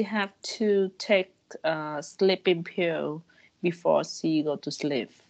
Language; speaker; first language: English; non-native, learner; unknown